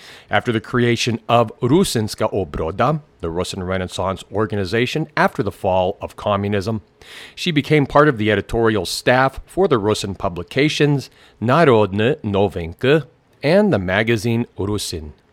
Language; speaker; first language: English; native; English